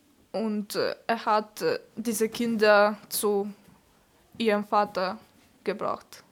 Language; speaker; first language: German; non-native, learner; Ukrainian